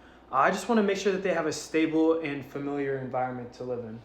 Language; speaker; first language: English; native; English